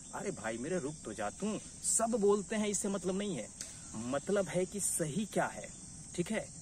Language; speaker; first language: Hindi; native; Hindi